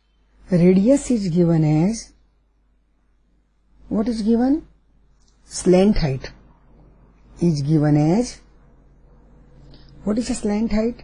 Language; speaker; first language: English; non-native, local second language; Gujarati